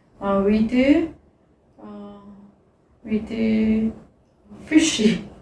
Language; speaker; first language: English; non-native, learner; Korean